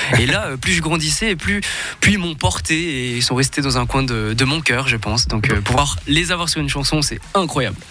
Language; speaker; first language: French; native; French